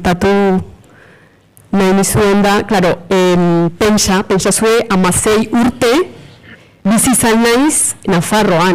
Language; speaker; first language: Basque; non-native, fluent; Spanish